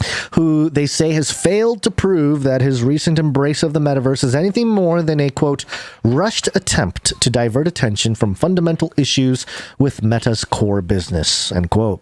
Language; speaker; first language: English; native; English